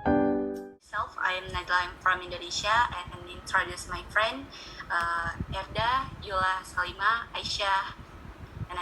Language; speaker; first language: English; non-native, learner; Indonesian